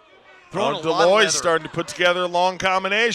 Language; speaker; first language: English; native; English